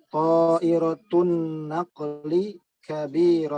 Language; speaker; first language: Arabic; non-native, learner; Indonesian